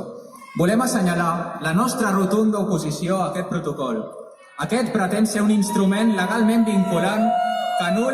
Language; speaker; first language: Catalan; native; Catalan